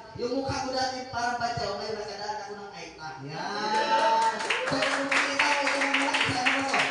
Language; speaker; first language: Filipino; non-native, local second language; Masbatenyo